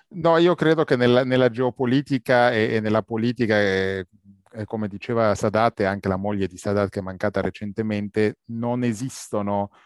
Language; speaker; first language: Italian; non-native, fluent; Arabic